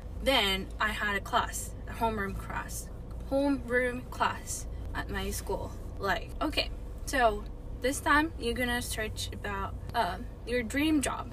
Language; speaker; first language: English; non-native, fluent; Japanese